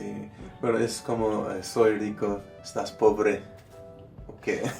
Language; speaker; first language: Spanish; non-native, learner; English